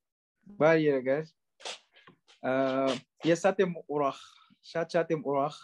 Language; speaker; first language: Armenian; non-native, learner; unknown